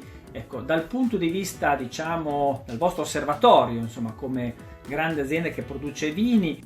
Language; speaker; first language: Italian; native; Italian